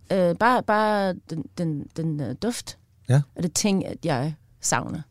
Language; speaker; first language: Danish; non-native, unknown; English